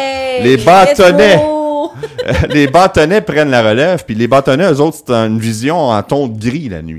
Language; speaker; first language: French; native; French